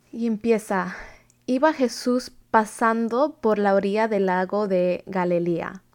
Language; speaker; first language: Spanish; early bilingual, heritage; Spanish